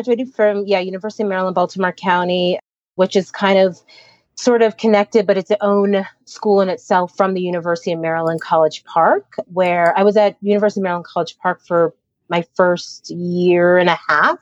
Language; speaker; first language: English; native; English